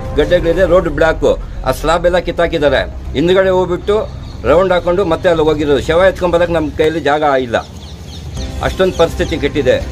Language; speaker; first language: Kannada; non-native, local second language; Urdu